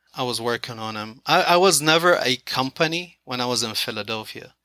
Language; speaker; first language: English; non-native, fluent; Arabic